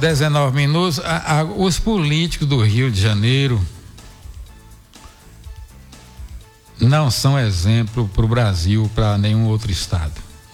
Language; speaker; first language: Portuguese; native; Portuguese